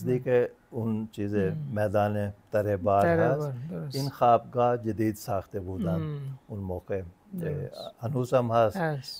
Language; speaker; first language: Persian; non-native, fluent; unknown